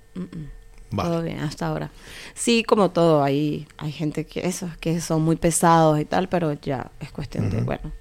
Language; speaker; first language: Spanish; native; Spanish